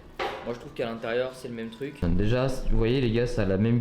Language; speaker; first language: French; native; French